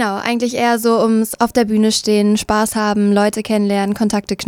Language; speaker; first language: German; native; German